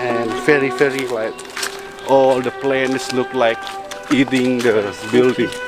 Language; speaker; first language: English; non-native, learner; Indonesian